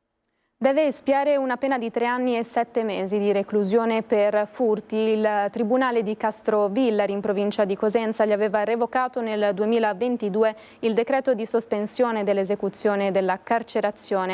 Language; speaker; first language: Italian; native; Italian